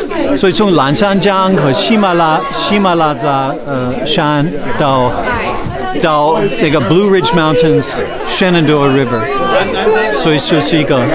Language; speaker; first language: Chinese; non-native, fluent; English